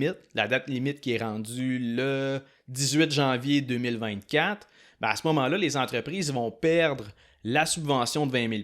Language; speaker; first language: French; native; French